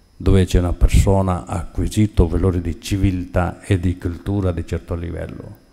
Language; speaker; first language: Italian; non-native, fluent; Urdu